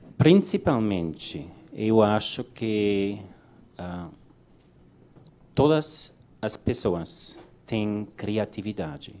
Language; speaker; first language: Portuguese; non-native, learner; English